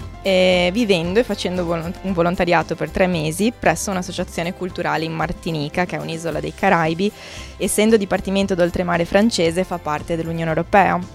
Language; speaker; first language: Italian; native; Italian